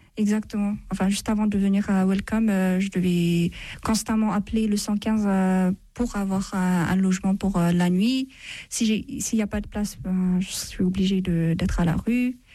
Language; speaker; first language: French; non-native, fluent; Amharic